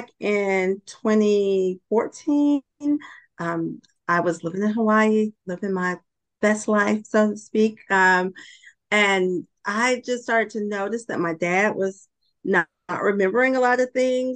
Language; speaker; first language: English; native; English